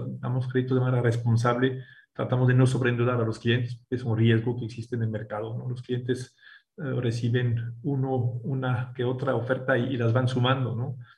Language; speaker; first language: Spanish; non-native, fluent; French